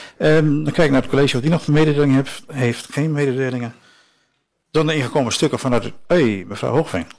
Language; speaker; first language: Dutch; native; Dutch